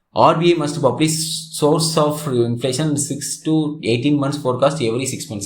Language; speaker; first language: English; non-native, local second language; Tamil